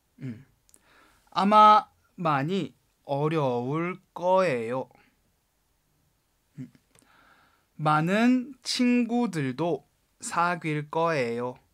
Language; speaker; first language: Korean; non-native, fluent; Chinese